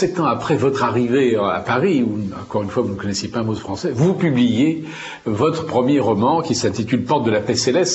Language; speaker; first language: French; native; French